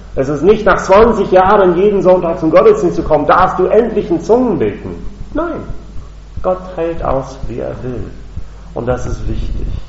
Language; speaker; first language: German; non-native, fluent; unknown